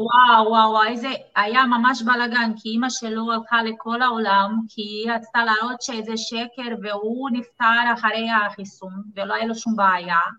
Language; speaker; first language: Hebrew; non-native, fluent; Portuguese